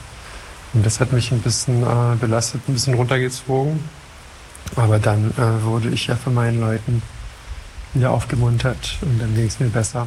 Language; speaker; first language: German; non-native, fluent; French